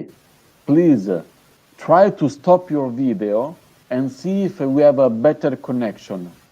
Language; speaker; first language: English; non-native, fluent; Italian